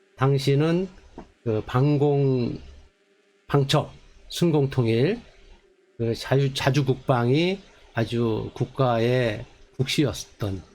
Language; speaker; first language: Korean; native; Korean